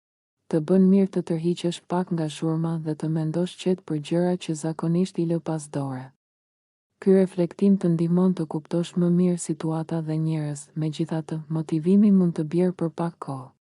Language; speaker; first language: Albanian; native; Albanian